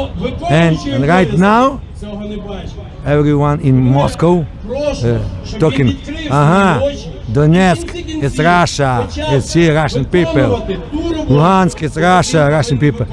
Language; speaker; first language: English; non-native, learner; Ukrainian